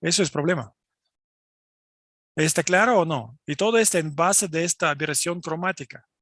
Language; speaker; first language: Spanish; non-native, fluent; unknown